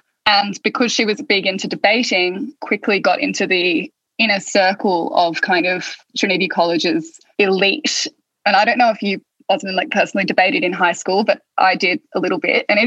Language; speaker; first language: English; native; English